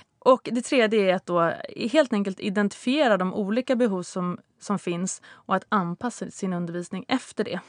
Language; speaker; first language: Swedish; native; Swedish